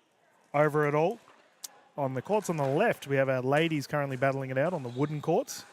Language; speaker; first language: English; native; English